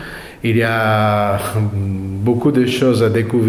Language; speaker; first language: French; non-native, fluent; Italian